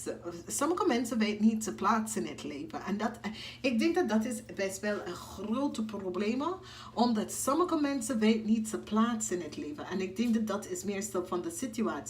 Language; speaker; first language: Dutch; non-native, fluent; English